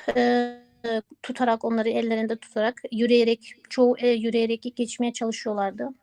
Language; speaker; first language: Turkish; non-native, fluent; Ukrainian